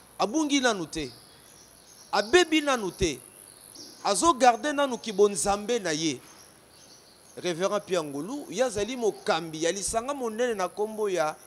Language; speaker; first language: Lingala; native; Lingala